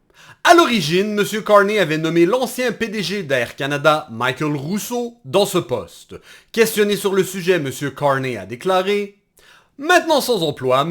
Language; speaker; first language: French; native; French